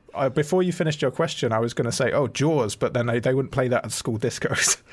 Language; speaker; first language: English; native; English